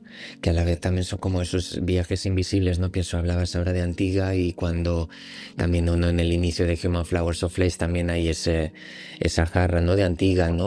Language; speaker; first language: Spanish; native; Spanish